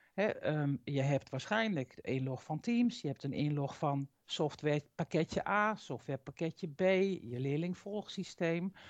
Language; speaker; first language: Dutch; native; Dutch